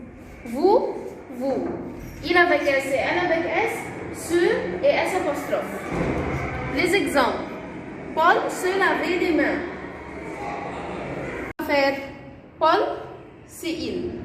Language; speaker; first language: French; non-native, fluent; Arabic